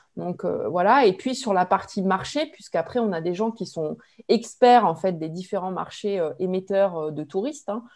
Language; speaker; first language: French; native; French